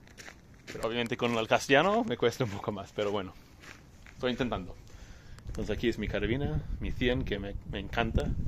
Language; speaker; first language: Spanish; non-native, fluent; English